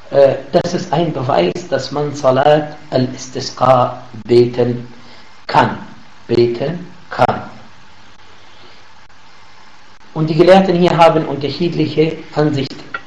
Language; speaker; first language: German; non-native, learner; Arabic